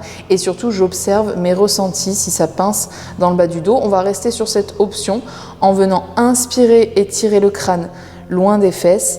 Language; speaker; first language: French; native; French